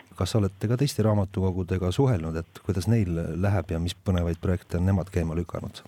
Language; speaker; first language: Estonian; native; Estonian